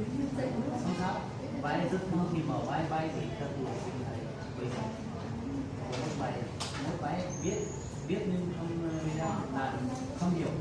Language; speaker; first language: Vietnamese; non-native, learner; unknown